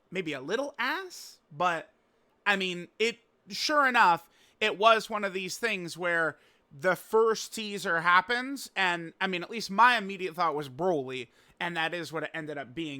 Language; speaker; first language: English; native; English